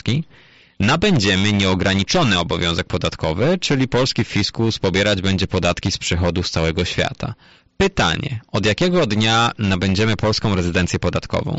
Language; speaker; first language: Polish; native; Polish